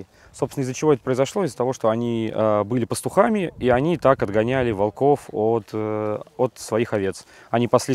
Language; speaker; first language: Russian; native; Russian